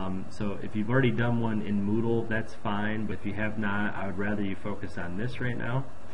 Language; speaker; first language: English; native; English